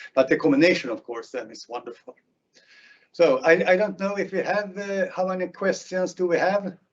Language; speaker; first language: English; non-native, fluent; Swedish